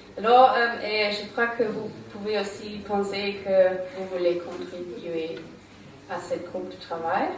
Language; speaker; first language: French; non-native, learner; German